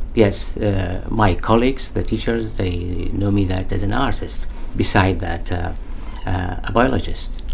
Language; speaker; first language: English; non-native, learner; Arabic